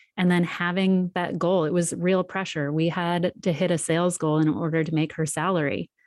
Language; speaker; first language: English; native; English